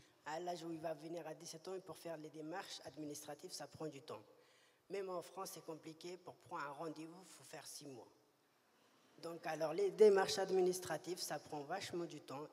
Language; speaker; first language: French; early bilingual, other home language; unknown